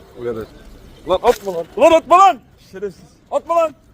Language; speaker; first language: Turkish; native; Turkish